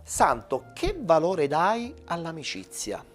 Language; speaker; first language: Italian; native; Italian